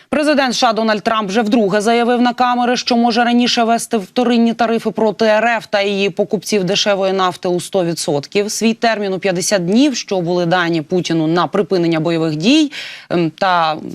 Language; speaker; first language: Ukrainian; native; Ukrainian